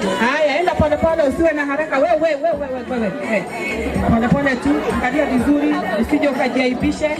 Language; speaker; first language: Swahili; non-native, local second language; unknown